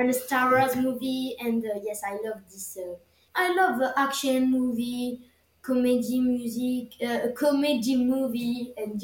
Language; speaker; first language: English; non-native, learner; French